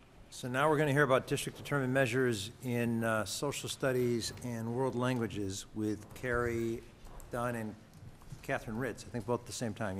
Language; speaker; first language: English; native; English